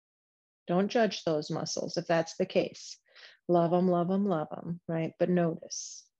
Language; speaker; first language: English; native; English